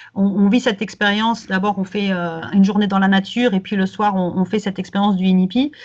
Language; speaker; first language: French; native; French